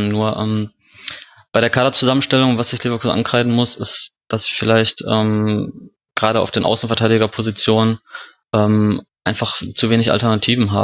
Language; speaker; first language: German; native; German